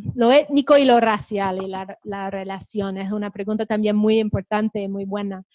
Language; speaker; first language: Spanish; non-native, fluent; English